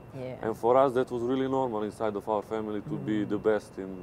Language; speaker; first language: English; non-native, fluent; Serbian